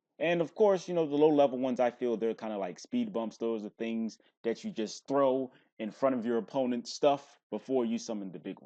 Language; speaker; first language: English; native; English